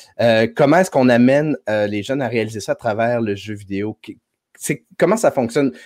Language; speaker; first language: French; native; French